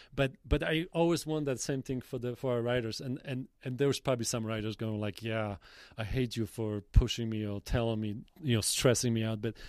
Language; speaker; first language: English; non-native, fluent; Polish